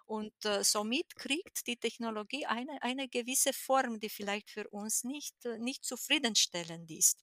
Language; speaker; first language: German; non-native, fluent; Romanian